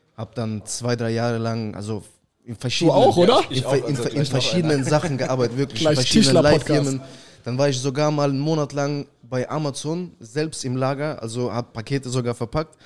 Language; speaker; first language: German; early bilingual, other home language; Russian